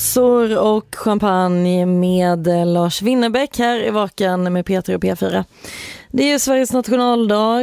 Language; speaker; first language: Swedish; native; Swedish